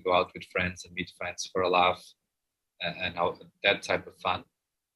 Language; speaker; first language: English; non-native, fluent; Portuguese